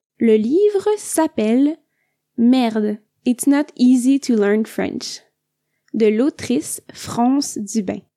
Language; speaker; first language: French; native; French